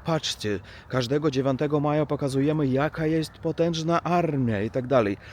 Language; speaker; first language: Polish; non-native, learner; Russian